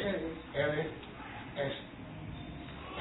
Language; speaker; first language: Spanish; non-native, learner; English